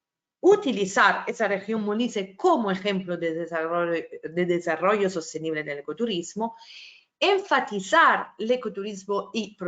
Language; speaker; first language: Spanish; non-native, fluent; Italian